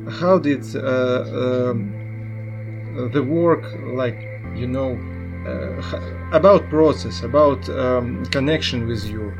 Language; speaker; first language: English; non-native, learner; Russian